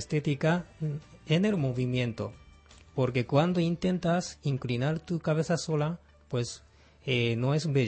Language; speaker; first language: Spanish; non-native, fluent; Japanese